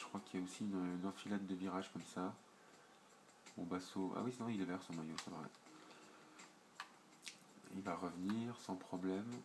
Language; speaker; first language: French; native; French